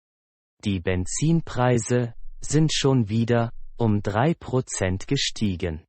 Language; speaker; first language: German; non-native, fluent; Persian